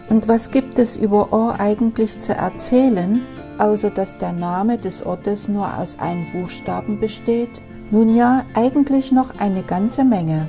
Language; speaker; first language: German; native; German